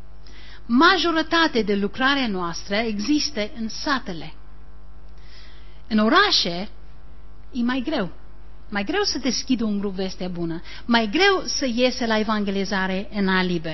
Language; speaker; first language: Romanian; non-native, learner; English